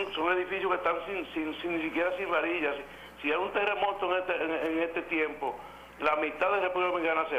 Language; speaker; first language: Spanish; native; Spanish